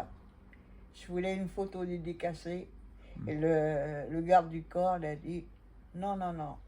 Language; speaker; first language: French; native; French